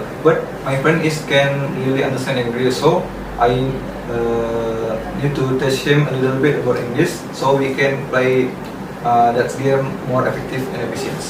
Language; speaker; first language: English; non-native, learner; Indonesian